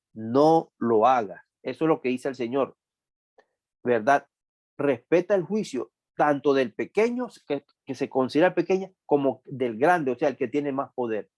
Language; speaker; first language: Spanish; native; Spanish